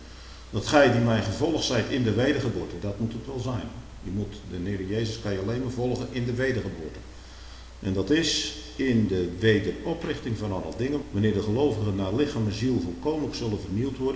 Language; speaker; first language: Dutch; native; Dutch